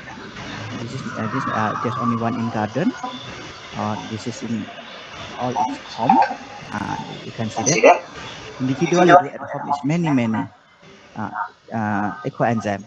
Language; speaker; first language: English; non-native, learner; Indonesian